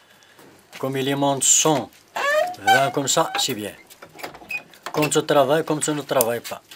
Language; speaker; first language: French; non-native, learner; Berber languages